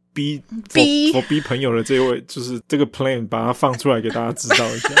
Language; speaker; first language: Chinese; native; Chinese